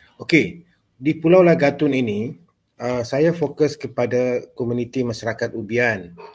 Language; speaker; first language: Malay; native; Malay